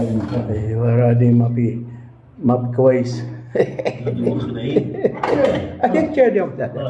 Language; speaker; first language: Arabic; non-native, learner; Filipino